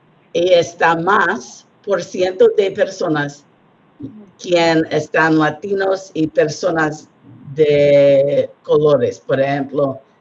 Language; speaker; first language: Spanish; non-native, learner; English